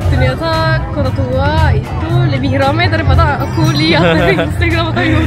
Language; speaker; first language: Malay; non-native, fluent; Turkish